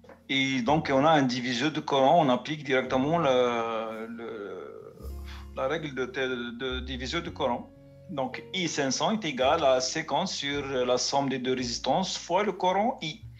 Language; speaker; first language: French; native; French